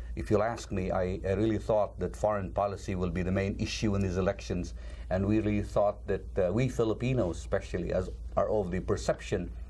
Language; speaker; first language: English; non-native, local second language; Cebuano